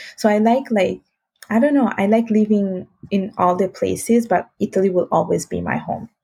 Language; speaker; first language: English; non-native, fluent; Italian